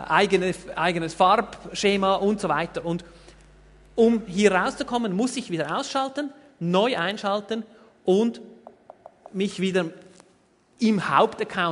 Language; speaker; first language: German; native; German